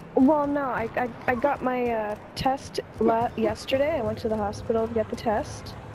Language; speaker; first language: English; early bilingual, other home language; Turkish